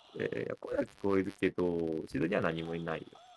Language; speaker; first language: Japanese; native; Japanese